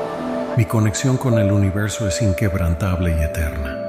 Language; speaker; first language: Spanish; native; Spanish